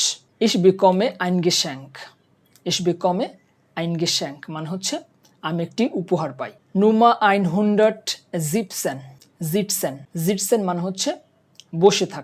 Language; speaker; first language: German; non-native, fluent; Bangla